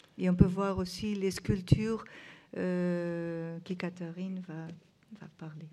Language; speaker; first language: French; non-native, fluent; Portuguese